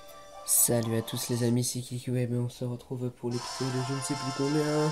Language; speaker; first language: French; native; French